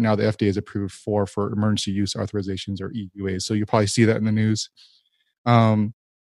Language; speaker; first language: English; native; English